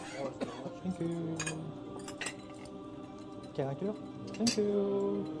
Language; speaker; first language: English; non-native, local second language; Cantonese